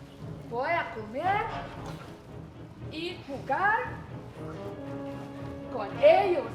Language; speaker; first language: Spanish; non-native, learner; English